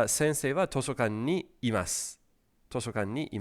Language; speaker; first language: Japanese; non-native, fluent; English